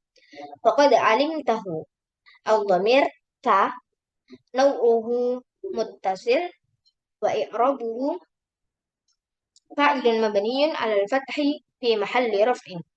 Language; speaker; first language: Arabic; non-native, learner; Indonesian